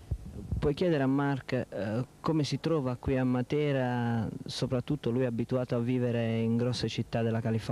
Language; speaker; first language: Italian; native; Italian